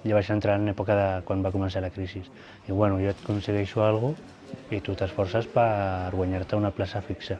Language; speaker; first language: Catalan; early bilingual, other home language; Filipino